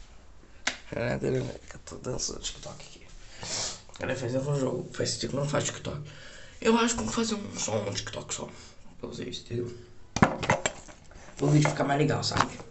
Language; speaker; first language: Portuguese; native; Portuguese